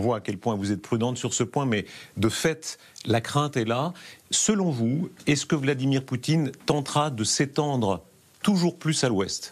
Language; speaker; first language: French; native; French